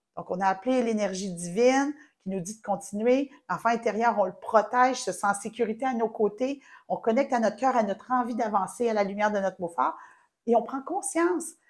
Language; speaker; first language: French; native; French